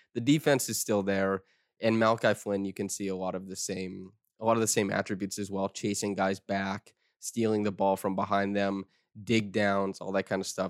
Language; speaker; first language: English; native; English